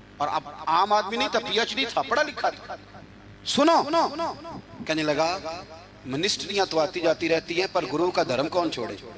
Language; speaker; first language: Urdu; non-native, local second language; Punjabi